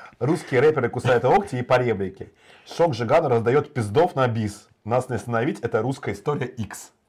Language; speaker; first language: Russian; native; Russian